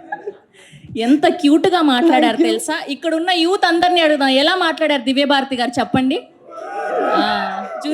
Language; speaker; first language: Telugu; native; Telugu